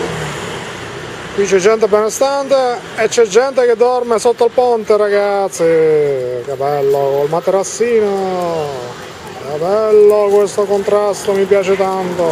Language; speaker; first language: Italian; early bilingual, other home language; Albanian